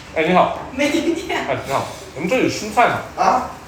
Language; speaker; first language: Chinese; early bilingual, other home language; English